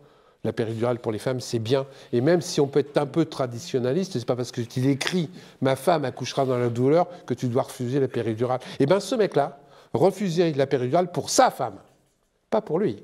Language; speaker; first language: French; native; French